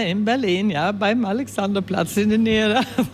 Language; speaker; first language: German; early bilingual, heritage; German